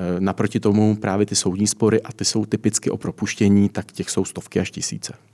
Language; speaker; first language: Czech; native; Czech